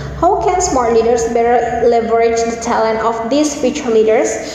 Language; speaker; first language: English; non-native, fluent; Indonesian